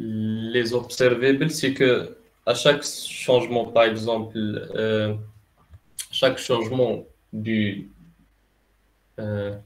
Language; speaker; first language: French; non-native, local second language; Arabic